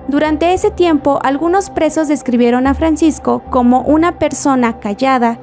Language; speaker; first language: Spanish; native; Spanish